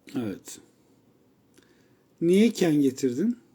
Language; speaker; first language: Turkish; native; Turkish